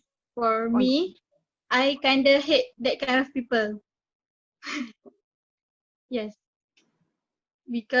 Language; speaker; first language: English; non-native, learner; Malay